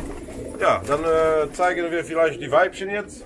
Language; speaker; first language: German; non-native, fluent; Polish